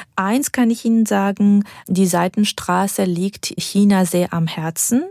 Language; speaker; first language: German; non-native, fluent; Georgian